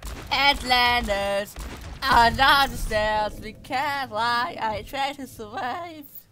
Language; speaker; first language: English; non-native, learner; German